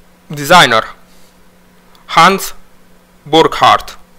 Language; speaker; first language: German; non-native, learner; Romanian